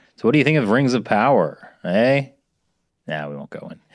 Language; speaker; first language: English; native; English